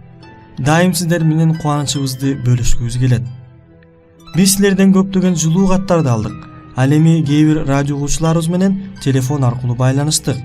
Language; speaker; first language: Kyrgyz; native; Kyrgyz